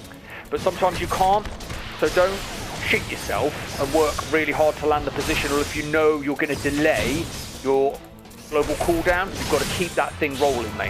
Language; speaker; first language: English; native; English